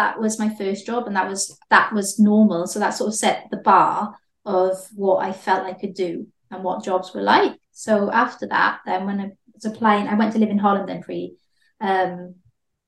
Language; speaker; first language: English; native; English